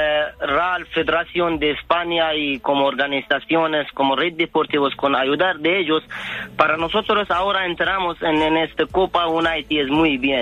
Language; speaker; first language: Spanish; non-native, learner; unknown